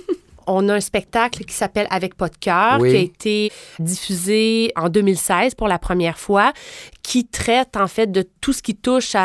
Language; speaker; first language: French; native; French